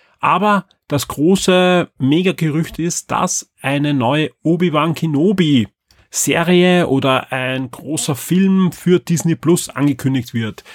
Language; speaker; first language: German; native; German